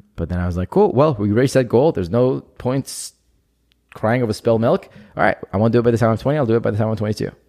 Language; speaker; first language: English; non-native, fluent; Hebrew